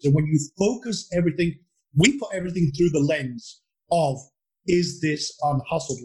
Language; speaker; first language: English; native; English